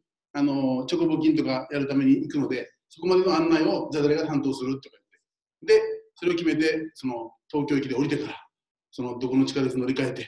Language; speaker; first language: Japanese; native; Japanese